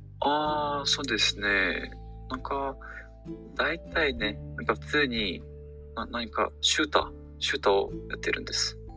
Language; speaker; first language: Japanese; non-native, learner; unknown